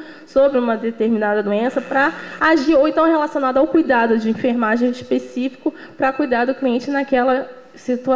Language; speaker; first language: Portuguese; native; Portuguese